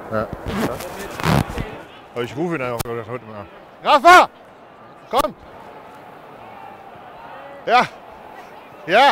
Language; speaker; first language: German; native; German